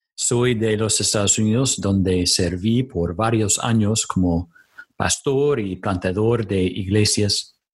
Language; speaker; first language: Spanish; non-native, fluent; English